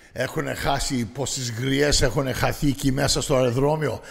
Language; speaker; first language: Greek; early bilingual, heritage; Greek